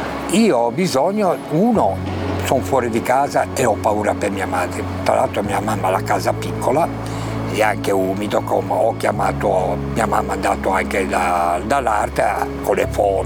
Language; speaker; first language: Italian; native; Italian